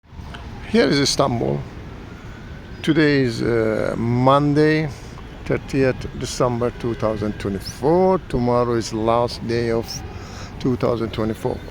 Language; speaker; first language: English; non-native, learner; Persian